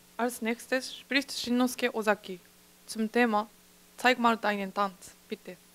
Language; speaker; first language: German; non-native, fluent; Japanese